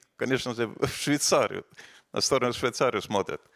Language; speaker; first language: Russian; non-native, fluent; Estonian